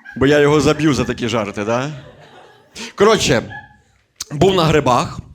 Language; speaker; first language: Ukrainian; native; Ukrainian